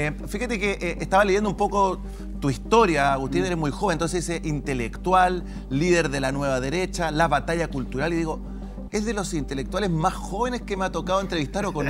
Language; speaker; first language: Spanish; native; Spanish